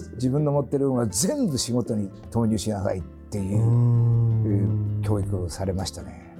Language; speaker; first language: Japanese; native; Japanese